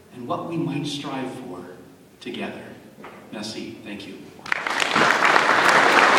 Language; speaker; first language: English; native; English